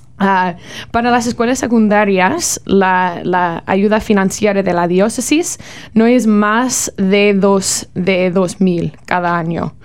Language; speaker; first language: Spanish; non-native, learner; English